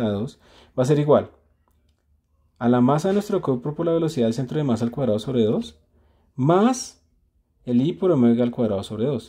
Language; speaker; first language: Spanish; native; Spanish